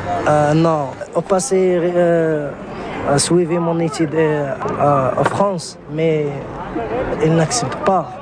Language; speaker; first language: French; non-native, learner; Arabic